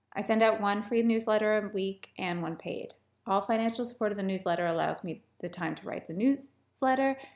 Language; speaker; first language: English; native; English